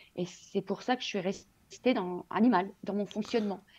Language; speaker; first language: French; native; French